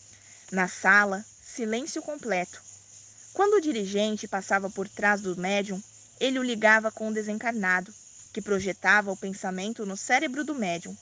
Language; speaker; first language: Portuguese; native; Portuguese